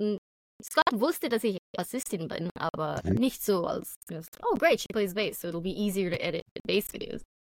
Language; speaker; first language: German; non-native, fluent; English